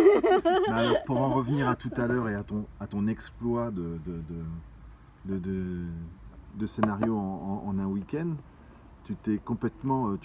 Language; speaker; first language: French; native; French